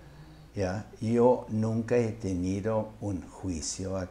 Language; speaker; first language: Spanish; non-native, fluent; German